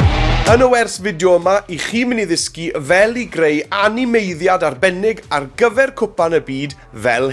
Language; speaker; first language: Welsh; native; Welsh